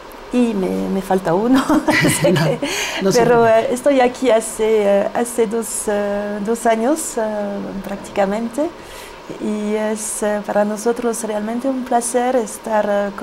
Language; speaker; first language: Spanish; non-native, fluent; French